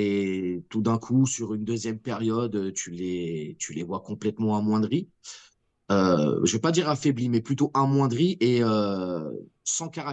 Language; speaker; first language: French; native; French